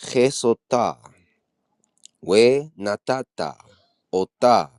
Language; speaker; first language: Hebrew; non-native, learner; English